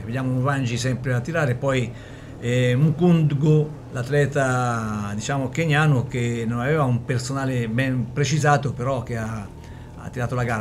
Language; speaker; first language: Italian; native; Italian